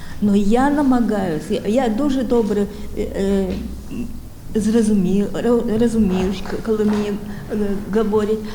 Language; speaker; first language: Ukrainian; non-native, local second language; Russian